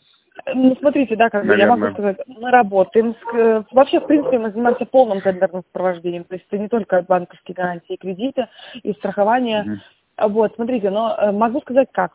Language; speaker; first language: Russian; native; Russian